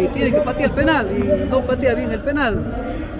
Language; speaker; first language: Spanish; native; Spanish